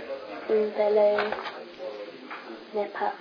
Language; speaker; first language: French; non-native, learner; English